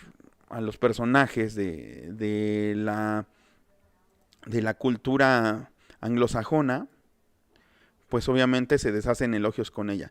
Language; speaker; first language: Spanish; native; Spanish